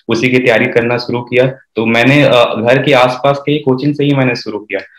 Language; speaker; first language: Hindi; native; Hindi